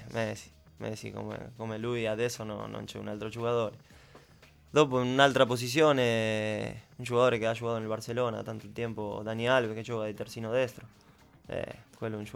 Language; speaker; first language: Italian; non-native, learner; Spanish